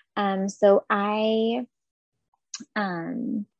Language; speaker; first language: English; non-native, fluent; Hebrew